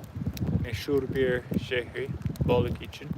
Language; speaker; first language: Turkish; non-native, learner; English